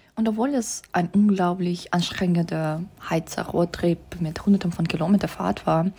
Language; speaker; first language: German; non-native, fluent; Russian